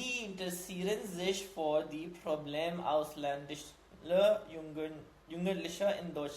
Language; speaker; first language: German; non-native, learner; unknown